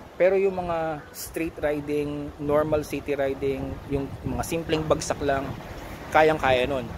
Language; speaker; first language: Filipino; native; Filipino